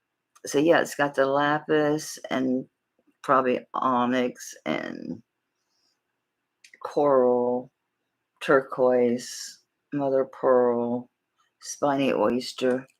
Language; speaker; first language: English; native; English